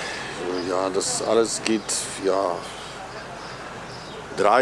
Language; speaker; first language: German; non-native, learner; Polish